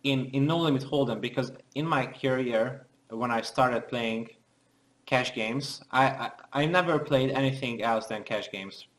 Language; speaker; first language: English; non-native, fluent; Hungarian